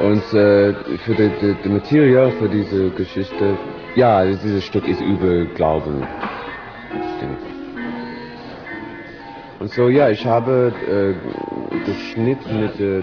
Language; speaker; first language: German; non-native, learner; English